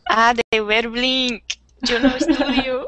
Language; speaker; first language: Spanish; non-native, learner; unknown